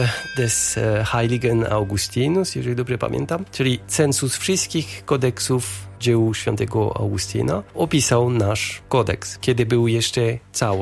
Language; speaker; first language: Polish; non-native, fluent; French